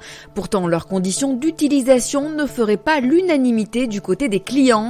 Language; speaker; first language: French; native; French